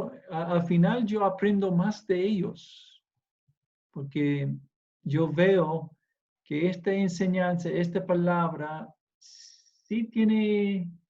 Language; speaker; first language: Spanish; non-native, fluent; English